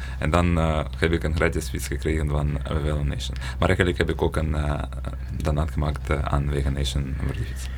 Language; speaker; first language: Dutch; non-native, fluent; Ukrainian